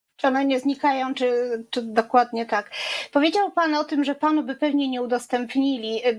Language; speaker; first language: Polish; native; Polish